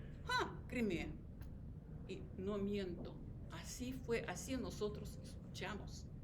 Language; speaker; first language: Spanish; non-native, fluent; Russian